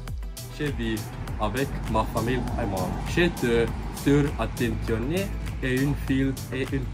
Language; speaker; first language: French; non-native, learner; Estonian